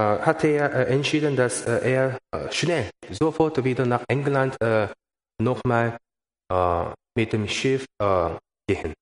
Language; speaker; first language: German; non-native, learner; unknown